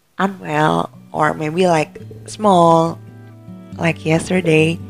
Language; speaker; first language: English; non-native, learner; Indonesian